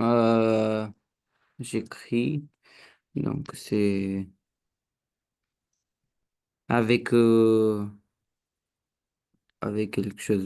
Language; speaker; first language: French; non-native, learner; Romanian